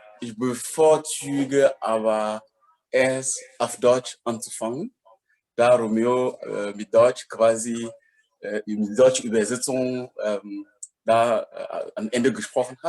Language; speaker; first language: German; non-native, fluent; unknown